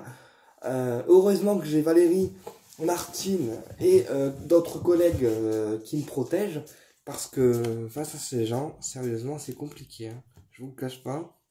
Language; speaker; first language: French; native; French